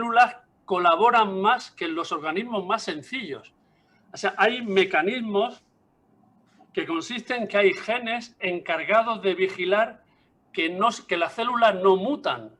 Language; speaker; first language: Spanish; native; Spanish